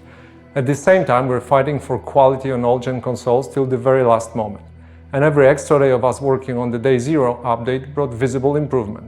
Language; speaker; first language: English; non-native, fluent; Polish